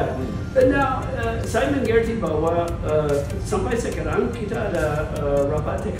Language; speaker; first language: Indonesian; non-native, fluent; English